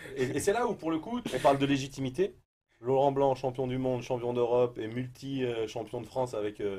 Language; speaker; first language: French; native; French